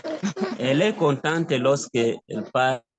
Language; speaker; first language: French; non-native, local second language; Swahili